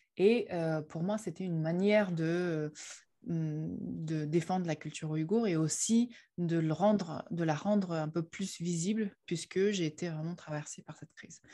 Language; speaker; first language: French; non-native, fluent; Uyghur